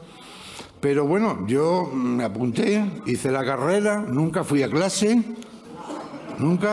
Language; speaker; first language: Spanish; native; Spanish